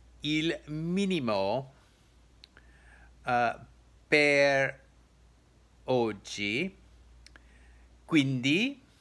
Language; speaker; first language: Italian; non-native, learner; English